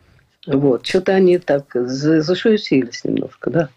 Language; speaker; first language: Russian; native; Russian